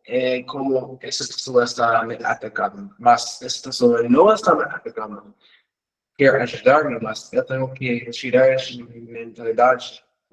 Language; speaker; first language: Portuguese; non-native, fluent; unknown